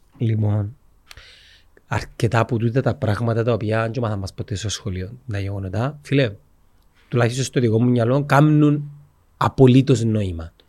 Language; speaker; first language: Greek; native; Greek